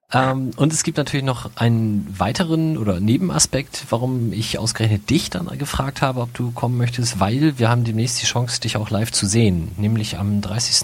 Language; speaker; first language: German; native; German